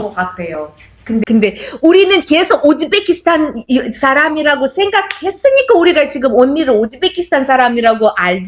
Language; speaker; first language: Korean; non-native, fluent; Uzbek